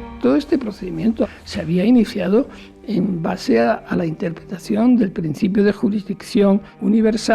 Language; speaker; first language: Spanish; native; Spanish